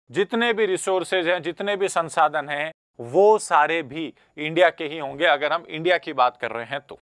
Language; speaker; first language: Hindi; native; Hindi